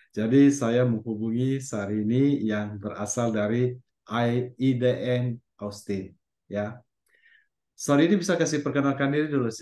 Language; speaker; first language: Indonesian; native; Indonesian